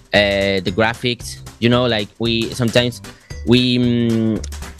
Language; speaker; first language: English; non-native, fluent; Spanish